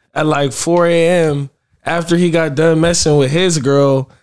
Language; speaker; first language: English; native; English